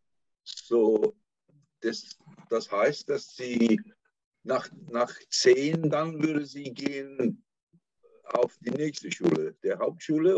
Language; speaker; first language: German; non-native, learner; English